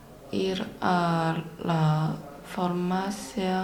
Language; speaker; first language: Spanish; non-native, learner; Chinese